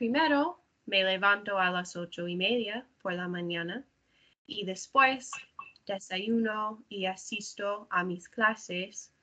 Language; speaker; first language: Spanish; non-native, learner; English